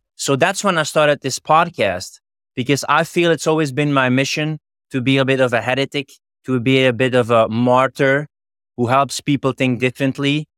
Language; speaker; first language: English; non-native, fluent; Dutch